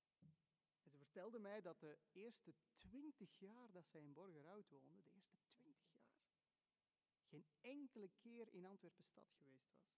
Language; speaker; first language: Dutch; native; Dutch